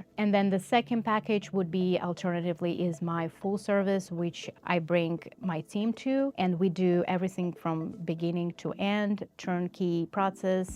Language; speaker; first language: English; non-native, fluent; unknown